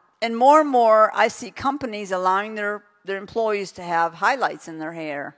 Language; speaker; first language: English; native; English